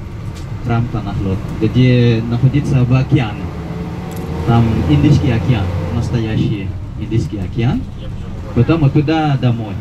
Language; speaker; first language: Russian; non-native, fluent; Indonesian